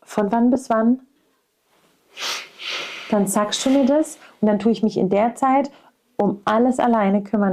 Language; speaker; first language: German; native; German